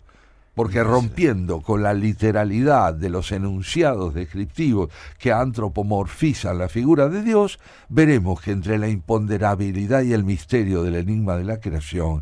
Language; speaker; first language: Spanish; native; Spanish